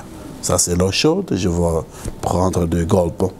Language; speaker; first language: French; non-native, local second language; Arabic